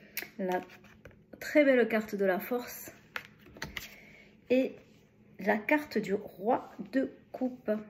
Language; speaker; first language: French; native; French